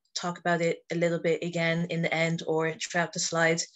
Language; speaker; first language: English; native; English